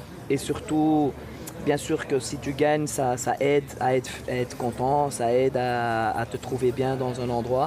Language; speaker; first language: French; non-native, local second language; Dutch